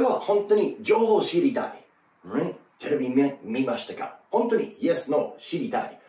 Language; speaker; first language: Japanese; non-native, learner; English